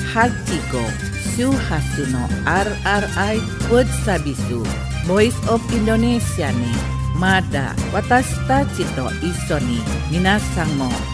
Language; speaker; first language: Japanese; non-native, learner; Indonesian